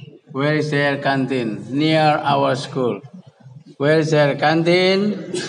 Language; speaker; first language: English; non-native, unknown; Indonesian